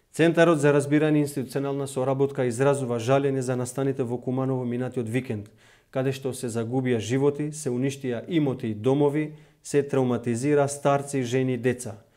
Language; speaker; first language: Macedonian; non-native, local second language; Albanian